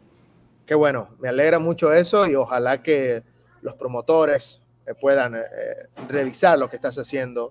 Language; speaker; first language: Spanish; native; Spanish